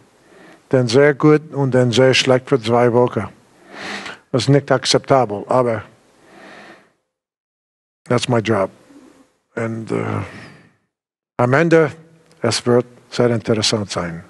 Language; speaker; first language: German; non-native, learner; English